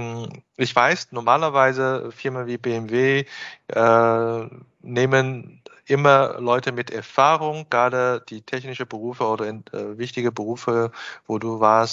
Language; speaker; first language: German; non-native, fluent; Chinese